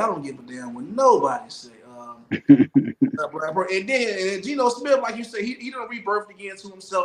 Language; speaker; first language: English; native; English